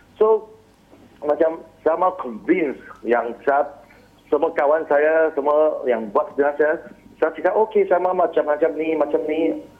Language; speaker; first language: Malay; non-native, local second language; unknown